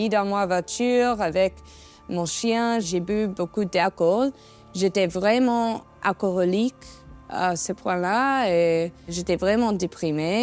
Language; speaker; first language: French; non-native, learner; English